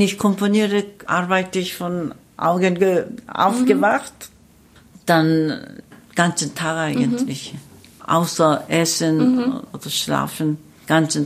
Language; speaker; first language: German; non-native, learner; Korean